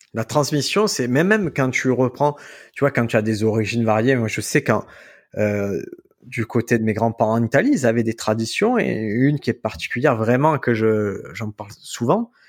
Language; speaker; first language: French; native; French